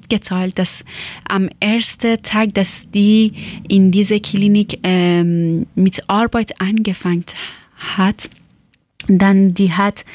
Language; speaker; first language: German; non-native, learner; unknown